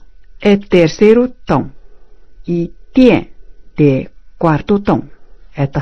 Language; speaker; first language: Portuguese; non-native, fluent; Chinese